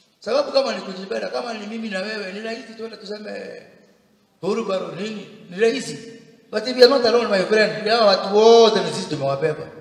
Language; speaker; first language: Swahili; non-native, local second language; Kikuyu